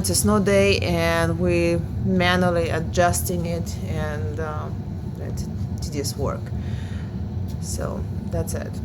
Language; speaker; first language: English; non-native, fluent; Russian